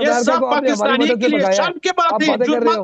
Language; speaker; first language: Hindi; non-native, fluent; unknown